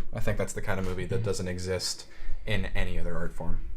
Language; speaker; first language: English; native; English